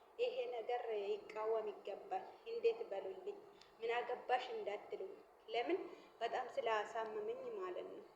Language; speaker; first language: Amharic; non-native, local second language; Oromo